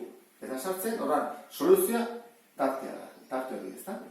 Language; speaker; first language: Basque; native; Basque